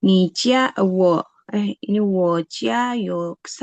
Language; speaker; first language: Chinese; non-native, learner; Indonesian